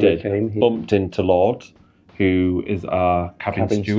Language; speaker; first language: English; native; English